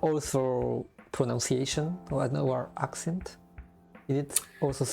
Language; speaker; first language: English; non-native, learner; Japanese